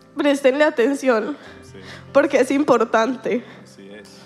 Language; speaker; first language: Spanish; native; Spanish